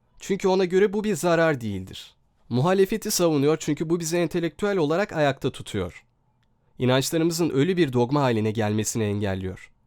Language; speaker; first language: Turkish; native; Turkish